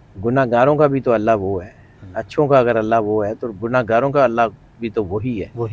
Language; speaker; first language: Urdu; non-native, local second language; Punjabi